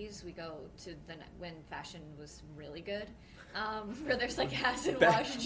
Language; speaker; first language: English; native; English